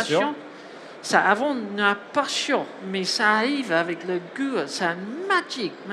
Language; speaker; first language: French; non-native, learner; English